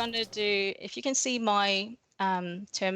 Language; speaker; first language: English; non-native, fluent; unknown